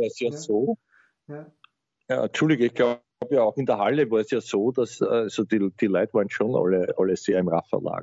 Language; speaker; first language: German; native; German